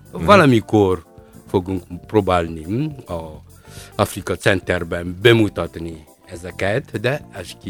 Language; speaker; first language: Hungarian; non-native, fluent; Malagasy